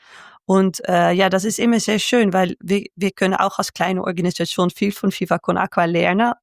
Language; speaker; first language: German; non-native, fluent; Dutch